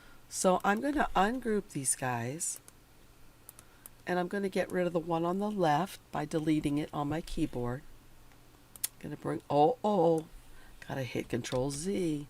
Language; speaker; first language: English; native; English